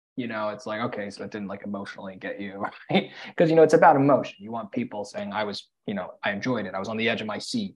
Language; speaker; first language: English; native; English